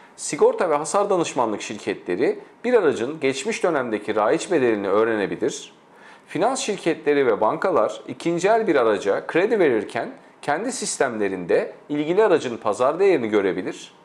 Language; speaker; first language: Turkish; native; Turkish